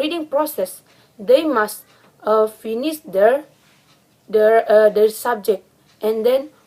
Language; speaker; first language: English; non-native, learner; Indonesian